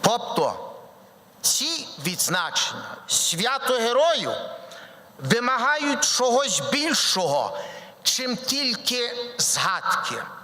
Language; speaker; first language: Ukrainian; early bilingual, heritage; Ukrainian